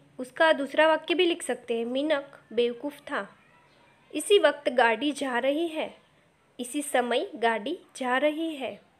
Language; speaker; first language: Hindi; non-native, local second language; Gujarati